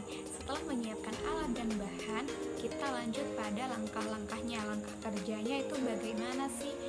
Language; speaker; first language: Indonesian; non-native, local second language; Madurese